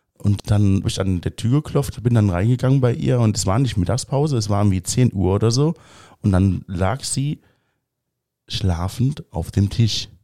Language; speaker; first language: German; native; German